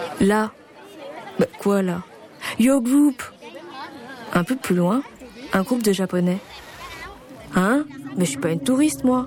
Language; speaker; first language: French; native; French